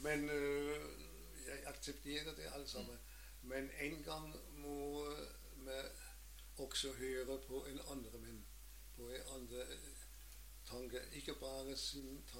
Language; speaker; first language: Danish; non-native, learner; German